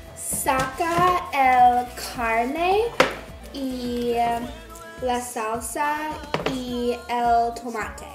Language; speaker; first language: Spanish; non-native, learner; English